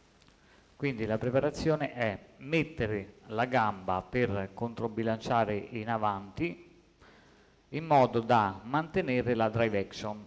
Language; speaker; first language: Italian; native; Italian